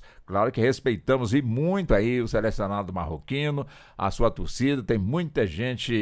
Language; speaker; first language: Portuguese; native; Portuguese